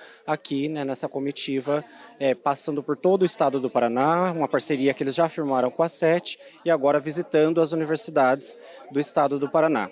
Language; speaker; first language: Portuguese; native; Portuguese